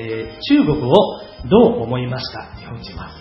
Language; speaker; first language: Japanese; non-native, fluent; Chinese